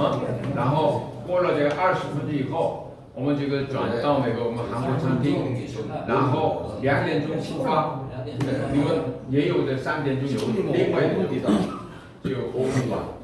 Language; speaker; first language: Chinese; non-native, fluent; Korean